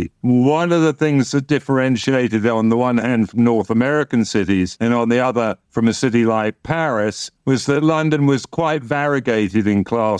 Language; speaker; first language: English; native; English